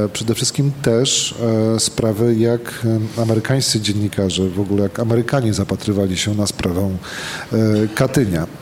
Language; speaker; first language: Polish; native; Polish